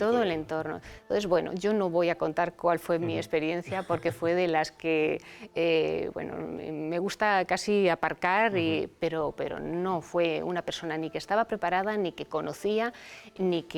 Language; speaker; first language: Spanish; native; Spanish